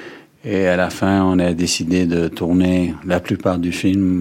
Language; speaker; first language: French; non-native, fluent; English